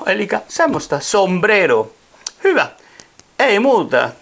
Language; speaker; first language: Finnish; non-native, learner; Spanish